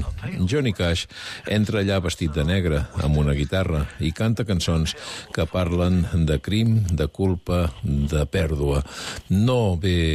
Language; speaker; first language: Catalan; native; Catalan